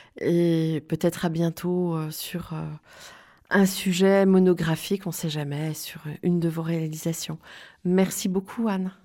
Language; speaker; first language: French; native; French